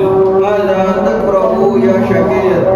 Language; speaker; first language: Arabic; non-native, learner; Indonesian